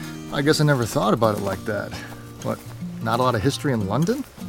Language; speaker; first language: English; native; English